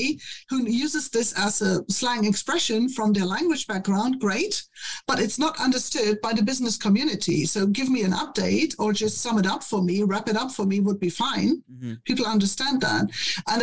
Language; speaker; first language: English; non-native, fluent; German